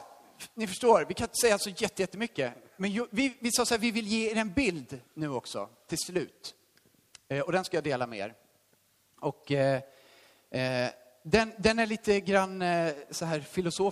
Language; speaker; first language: Swedish; native; Swedish